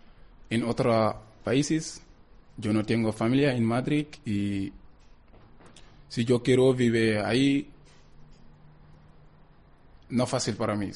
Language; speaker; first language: Spanish; non-native, learner; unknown